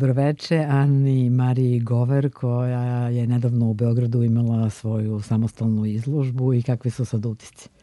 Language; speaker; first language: Serbian; native; Serbian